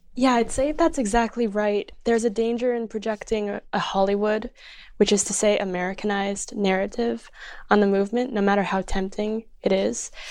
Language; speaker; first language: English; early bilingual, other home language; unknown